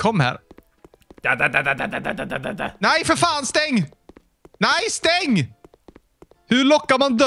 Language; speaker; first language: Swedish; native; Swedish